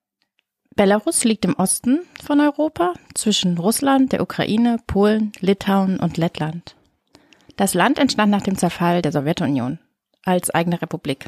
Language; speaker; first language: German; native; German